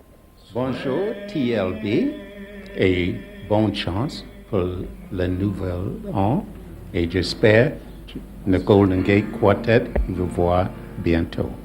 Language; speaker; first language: French; non-native, learner; English